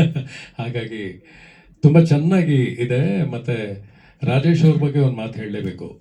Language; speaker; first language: Kannada; native; Kannada